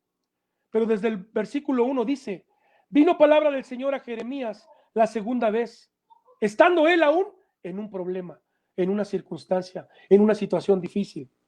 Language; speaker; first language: Spanish; native; Spanish